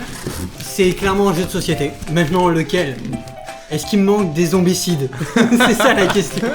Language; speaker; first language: French; native; French